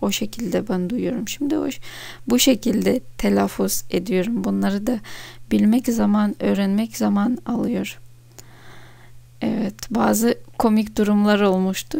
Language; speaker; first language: Turkish; non-native, fluent; Russian